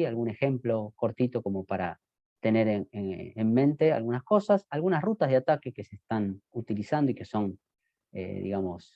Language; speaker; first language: Spanish; native; Spanish